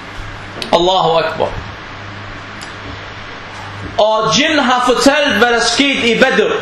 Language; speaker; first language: Danish; non-native, fluent; Arabic